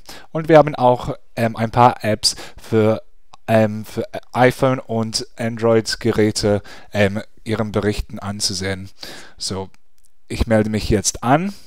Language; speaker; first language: German; non-native, fluent; English